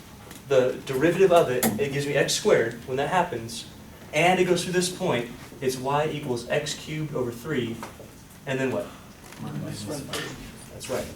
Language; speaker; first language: English; native; English